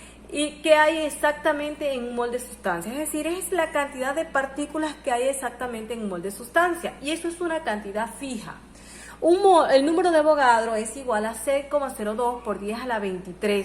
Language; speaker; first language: Spanish; native; Spanish